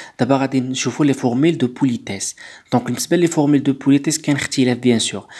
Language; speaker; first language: French; non-native, local second language; Arabic